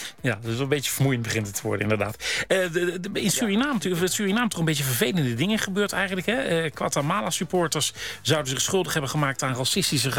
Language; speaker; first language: Dutch; native; Dutch